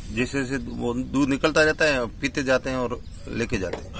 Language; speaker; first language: Hindi; native; Hindi